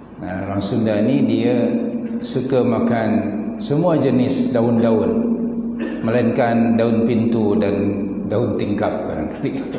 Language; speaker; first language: Malay; non-native, local second language; Sundanese